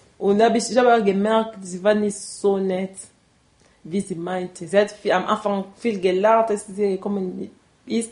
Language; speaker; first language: German; non-native, learner; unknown